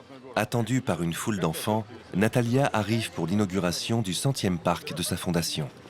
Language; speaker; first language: French; native; French